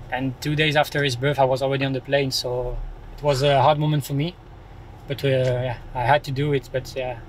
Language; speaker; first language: English; non-native, learner; French